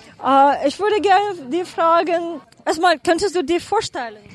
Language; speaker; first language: German; non-native, fluent; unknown